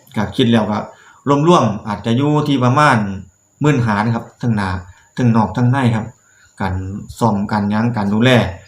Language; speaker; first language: Thai; native; Thai